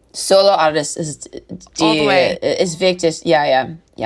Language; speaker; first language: German; non-native, learner; English